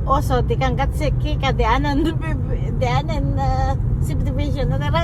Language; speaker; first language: Danish; non-native, learner; Filipino